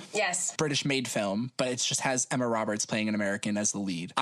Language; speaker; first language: English; native; English